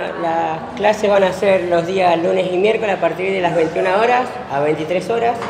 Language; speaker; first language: Spanish; native; Spanish